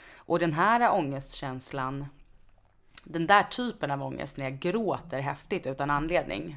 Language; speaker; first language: Swedish; native; Swedish